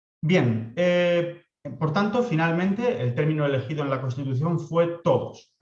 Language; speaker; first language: Spanish; native; Spanish